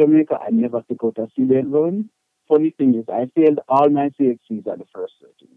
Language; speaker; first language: English; non-native, local second language; Jamaican Creole English